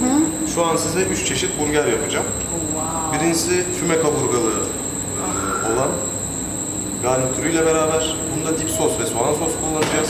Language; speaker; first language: Turkish; native; Turkish